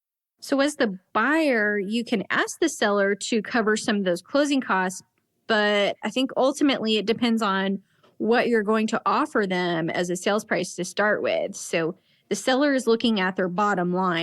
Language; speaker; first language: English; native; English